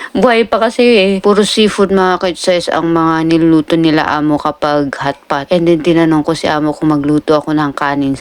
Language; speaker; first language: Filipino; native; Filipino